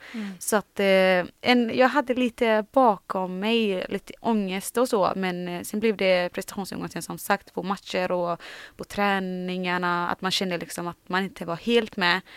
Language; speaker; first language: Swedish; early bilingual, other home language; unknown